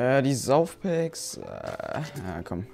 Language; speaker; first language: German; native; German